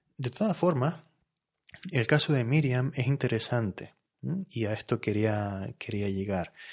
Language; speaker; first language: Spanish; native; Spanish